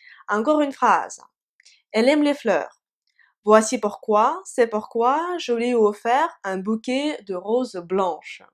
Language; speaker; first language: French; non-native, fluent; Russian